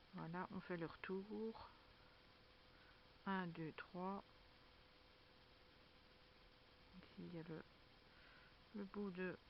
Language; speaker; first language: French; native; French